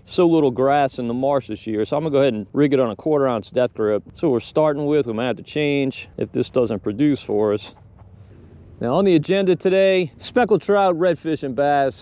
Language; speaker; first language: English; native; English